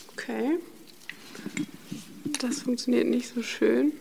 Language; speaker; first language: German; native; German